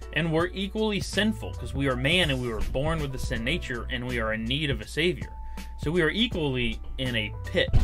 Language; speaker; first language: English; native; English